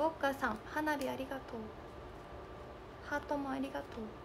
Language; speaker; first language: Japanese; native; Japanese